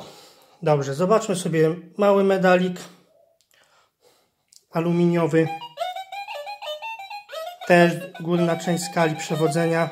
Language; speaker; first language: Polish; native; Polish